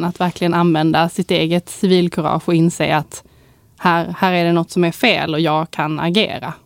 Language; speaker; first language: Swedish; native; Swedish